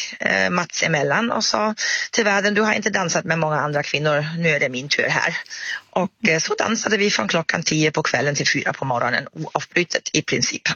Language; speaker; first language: Swedish; non-native, fluent; German